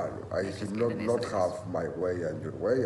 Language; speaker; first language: English; non-native, learner; Spanish